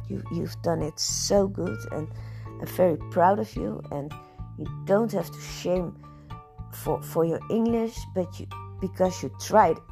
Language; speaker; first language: English; non-native, learner; Dutch